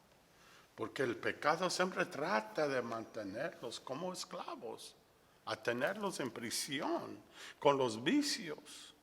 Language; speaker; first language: Spanish; non-native, fluent; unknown